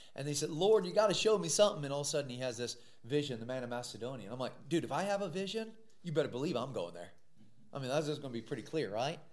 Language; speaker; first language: English; native; English